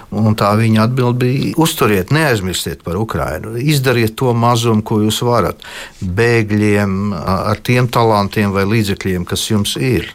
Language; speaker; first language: Latvian; early bilingual, heritage; Latvian